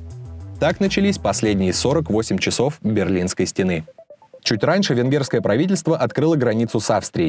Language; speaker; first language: Russian; native; Russian